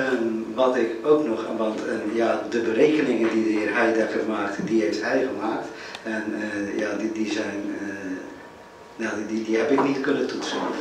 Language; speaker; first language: Dutch; native; Dutch